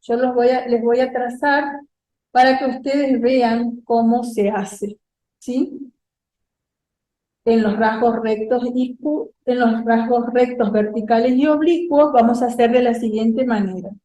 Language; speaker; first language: Spanish; native; Spanish